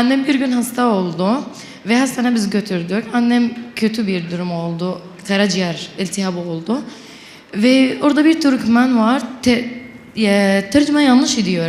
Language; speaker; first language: Turkish; non-native, local second language; Arabic